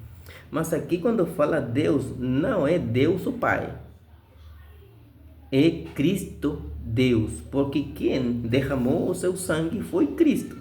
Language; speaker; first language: Portuguese; non-native, fluent; Spanish